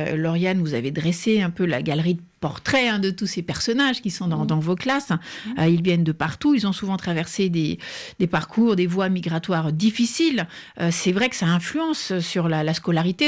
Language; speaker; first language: French; native; French